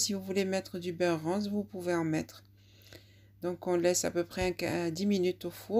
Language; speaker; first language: French; non-native, local second language; Arabic